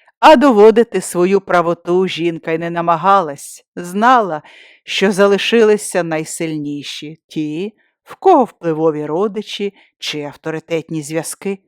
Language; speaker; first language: Ukrainian; native; Ukrainian